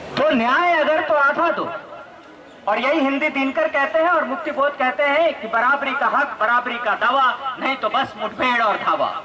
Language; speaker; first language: Hindi; non-native, local second language; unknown